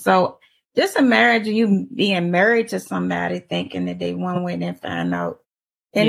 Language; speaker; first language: English; native; English